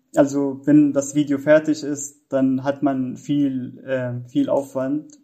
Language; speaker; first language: German; non-native, fluent; Arabic